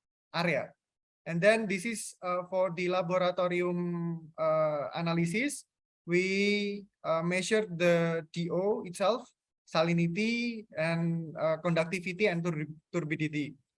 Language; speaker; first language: English; non-native, fluent; Indonesian